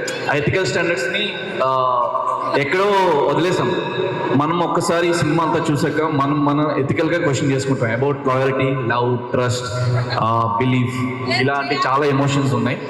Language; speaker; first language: Telugu; native; Telugu